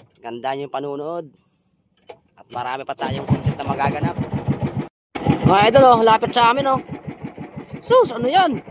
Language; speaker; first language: Filipino; non-native, local second language; Bikol